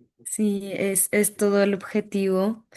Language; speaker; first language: Spanish; non-native, fluent; French